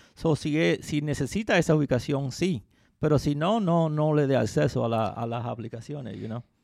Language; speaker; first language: Spanish; early bilingual, heritage; Spanish